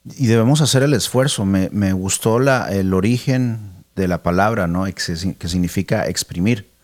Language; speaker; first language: Spanish; early bilingual, heritage; Spanish